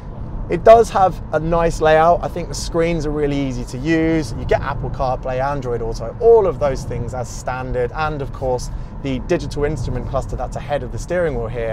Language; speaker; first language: English; native; English